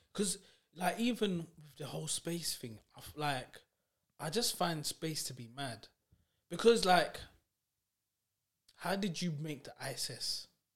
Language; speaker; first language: English; native; English